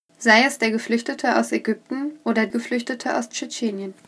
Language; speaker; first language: German; native; German